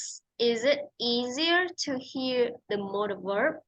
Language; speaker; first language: English; non-native, fluent; Vietnamese